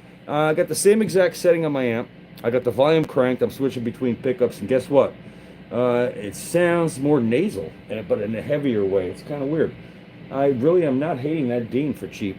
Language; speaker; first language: English; native; English